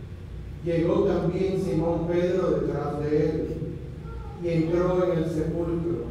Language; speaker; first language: Spanish; native; Spanish